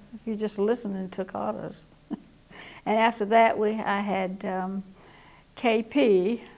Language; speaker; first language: English; native; English